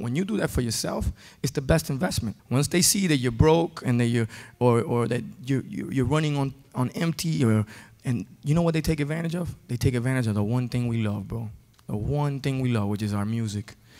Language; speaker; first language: English; early bilingual, other home language; Spanish